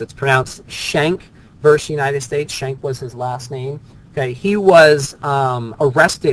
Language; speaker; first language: English; native; English